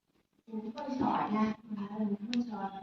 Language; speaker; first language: Vietnamese; native; Vietnamese